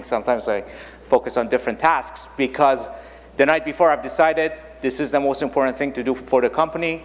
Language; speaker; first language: English; non-native, fluent; German